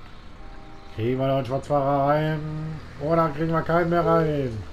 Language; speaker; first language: German; native; German